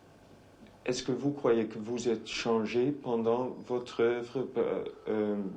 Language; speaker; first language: French; non-native, fluent; Dutch